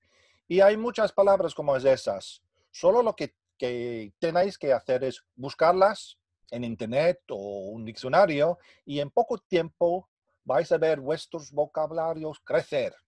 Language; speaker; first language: Spanish; non-native, fluent; English